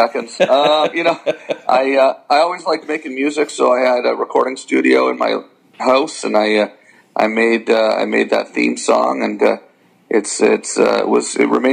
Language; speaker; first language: English; native; English